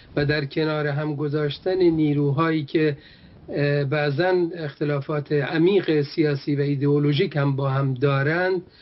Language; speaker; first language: Persian; non-native, local second language; Kurdish